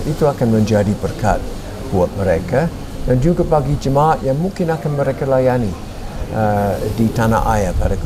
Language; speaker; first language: Indonesian; non-native, fluent; English